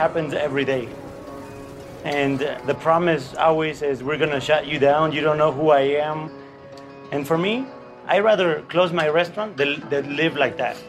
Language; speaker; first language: English; native; English